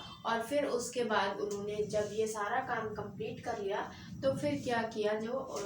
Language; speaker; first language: Hindi; native; Hindi